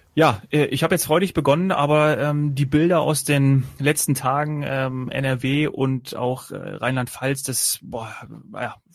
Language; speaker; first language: German; native; German